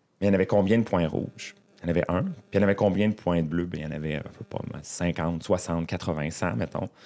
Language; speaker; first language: French; native; French